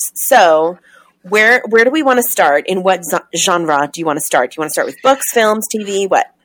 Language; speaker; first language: English; native; English